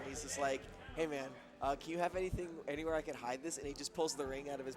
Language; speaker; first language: English; native; English